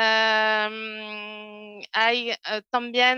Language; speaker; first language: Spanish; non-native, learner; French